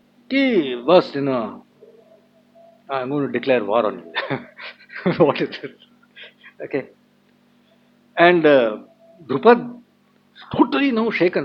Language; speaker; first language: English; non-native, local second language; Tamil